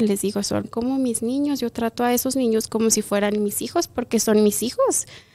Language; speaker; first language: Spanish; native; Spanish